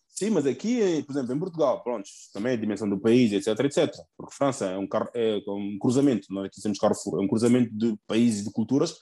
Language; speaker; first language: Portuguese; early bilingual, other home language; Upper Guinea Crioulo